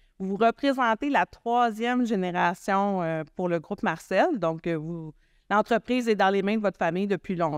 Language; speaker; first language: French; native; French